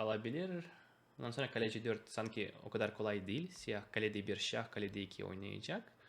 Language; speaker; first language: Turkish; non-native, fluent; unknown